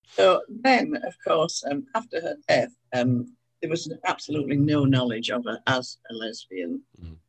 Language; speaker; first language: English; native; English